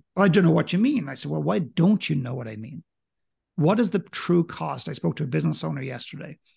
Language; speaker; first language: English; native; English